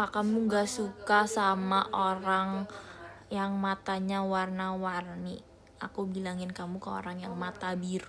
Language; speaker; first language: Indonesian; native; Indonesian